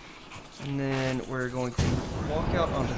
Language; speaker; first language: English; native; English